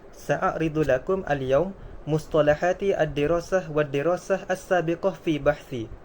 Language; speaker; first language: Arabic; non-native, learner; Malay